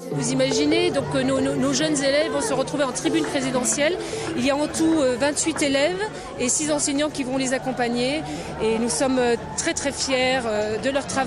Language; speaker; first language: French; native; French